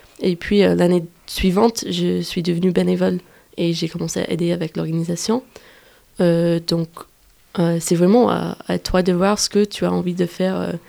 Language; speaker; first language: French; non-native, fluent; English